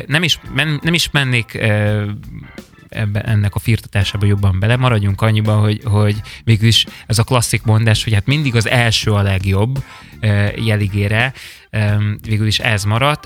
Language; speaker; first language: Hungarian; native; Hungarian